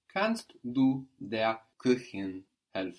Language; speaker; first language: German; non-native, fluent; English